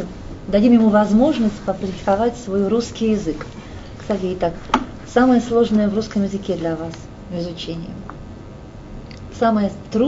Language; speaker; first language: Russian; native; Russian